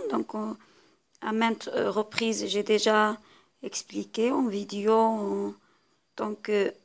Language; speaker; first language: French; non-native, local second language; Arabic